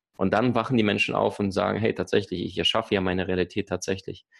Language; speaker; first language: German; early bilingual, other home language; Russian